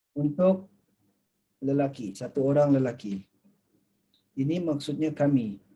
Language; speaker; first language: Malay; native; Malay